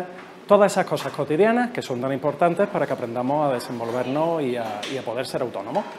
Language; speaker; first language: Spanish; native; Spanish